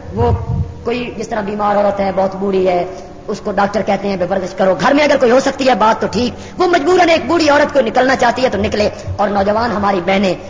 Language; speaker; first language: Urdu; native; Urdu